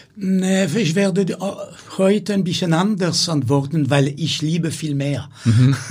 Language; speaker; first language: German; non-native, learner; French